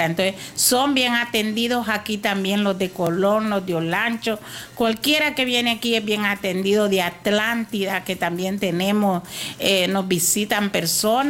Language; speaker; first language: Spanish; native; Spanish